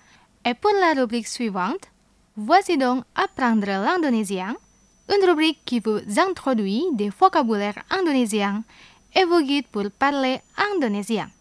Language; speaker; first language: French; non-native, fluent; Indonesian